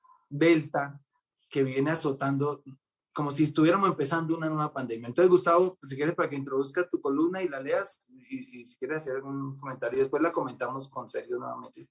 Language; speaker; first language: Spanish; native; Spanish